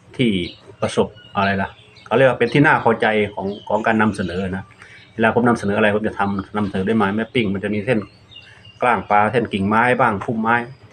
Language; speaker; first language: Thai; non-native, local second language; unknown